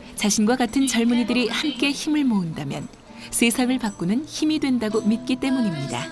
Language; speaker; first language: Korean; native; Korean